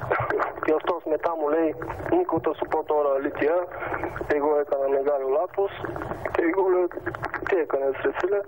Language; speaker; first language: Greek; non-native, learner; Bulgarian